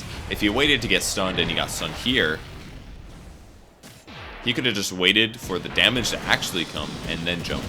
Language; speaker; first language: English; native; English